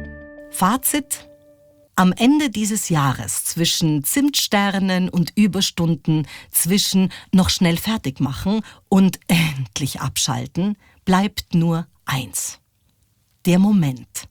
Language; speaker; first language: German; native; German